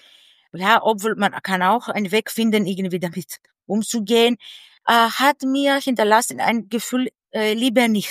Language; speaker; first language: German; non-native, fluent; Greek